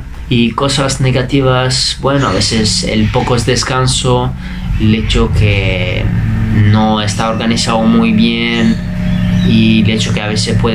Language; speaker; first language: Spanish; non-native, fluent; Italian